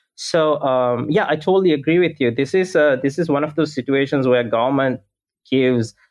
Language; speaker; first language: English; non-native, local second language; Sinhala